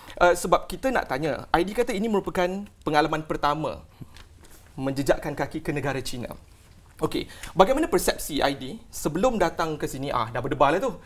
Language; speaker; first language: Malay; native; Malay